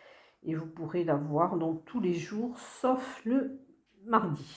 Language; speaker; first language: French; native; French